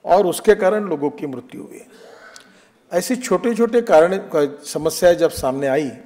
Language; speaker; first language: Hindi; non-native, local second language; Marathi